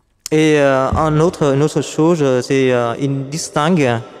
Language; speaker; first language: French; non-native, fluent; Vietnamese